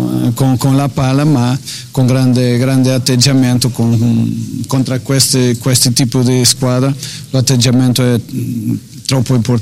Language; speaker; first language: Italian; non-native, fluent; Portuguese